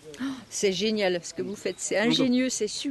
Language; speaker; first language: French; native; French